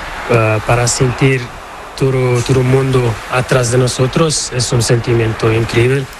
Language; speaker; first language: Spanish; non-native, learner; Portuguese